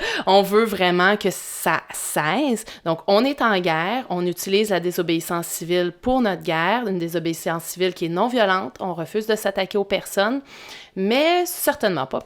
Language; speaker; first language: French; native; French